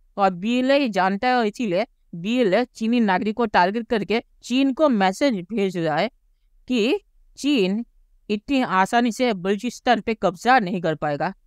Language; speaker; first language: Hindi; native; Hindi